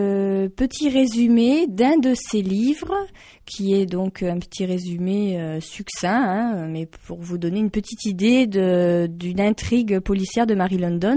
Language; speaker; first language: French; native; French